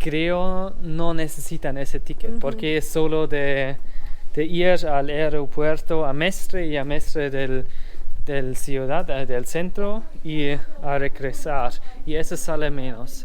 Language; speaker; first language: Spanish; non-native, learner; German